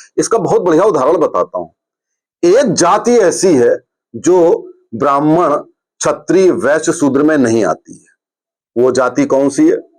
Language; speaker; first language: Hindi; native; Hindi